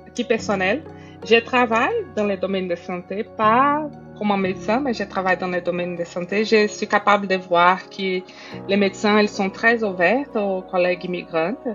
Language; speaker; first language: French; non-native, fluent; Portuguese